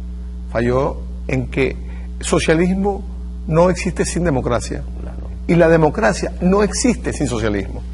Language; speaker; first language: Spanish; native; Spanish